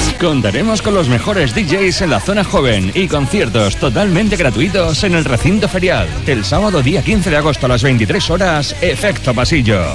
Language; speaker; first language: Spanish; native; Spanish